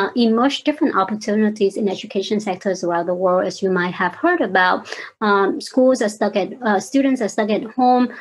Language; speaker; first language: English; non-native, fluent; Vietnamese